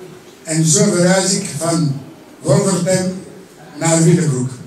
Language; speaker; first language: Dutch; early bilingual, other home language; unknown